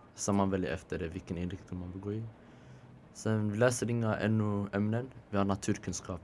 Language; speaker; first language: Swedish; native; Swedish